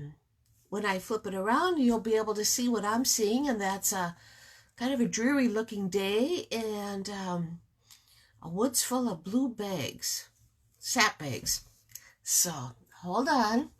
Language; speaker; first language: English; native; English